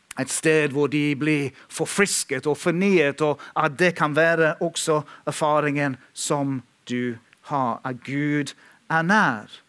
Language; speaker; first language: Norwegian; non-native, fluent; English